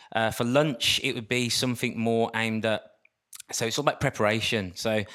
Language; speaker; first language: English; native; English